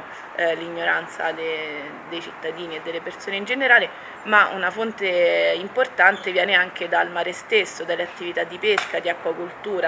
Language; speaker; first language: Italian; native; Italian